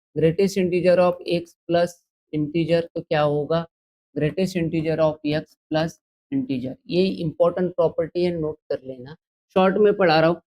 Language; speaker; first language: Hindi; non-native, local second language; Marathi